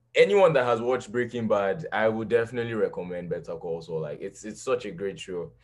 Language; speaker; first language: English; non-native, local second language; Yoruba